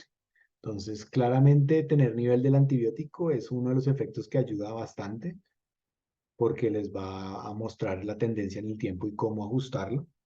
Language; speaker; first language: Spanish; native; Spanish